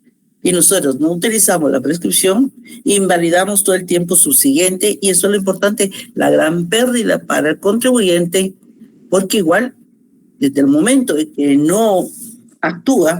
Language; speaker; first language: Spanish; native; Spanish